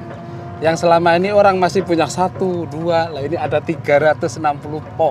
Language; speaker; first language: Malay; non-native, local second language; Javanese